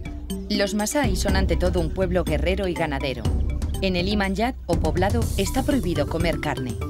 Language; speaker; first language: Spanish; native; Spanish